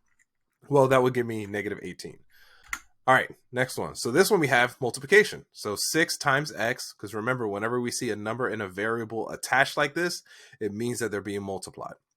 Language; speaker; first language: English; native; English